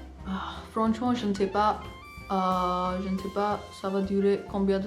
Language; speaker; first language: French; non-native, learner; Hindi